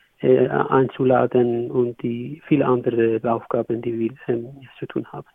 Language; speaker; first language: German; non-native, learner; Kurdish